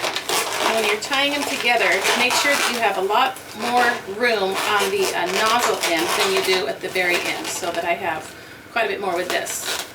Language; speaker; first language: English; native; English